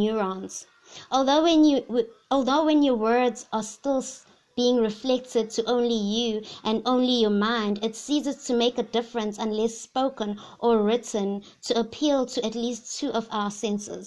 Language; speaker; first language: English; non-native, local second language; Zulu